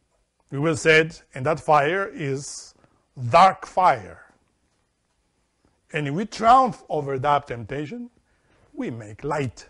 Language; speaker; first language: English; non-native, fluent; Spanish